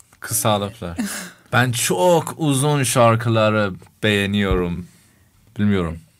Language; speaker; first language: Turkish; non-native, learner; Persian